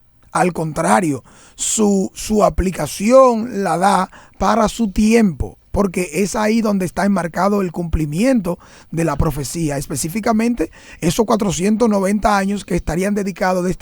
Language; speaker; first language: Spanish; native; Spanish